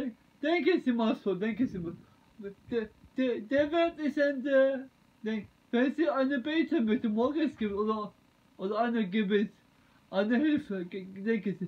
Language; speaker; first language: German; non-native, learner; Turkish